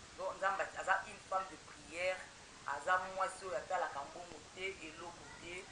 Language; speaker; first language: Lingala; native; Lingala